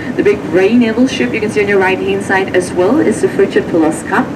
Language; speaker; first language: English; non-native, fluent; Danish